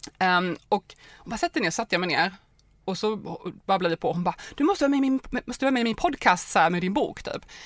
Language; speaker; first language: Swedish; native; Swedish